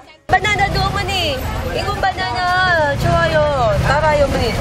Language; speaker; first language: Korean; non-native, learner; Filipino